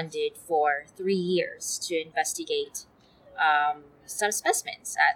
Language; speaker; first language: English; non-native, local second language; Filipino